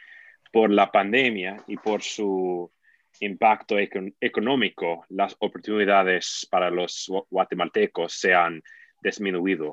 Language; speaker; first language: Spanish; non-native, fluent; English